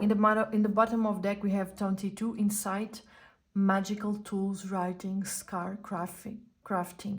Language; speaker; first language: English; non-native, fluent; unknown